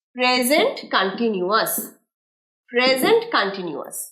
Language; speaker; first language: English; non-native, local second language; Bangla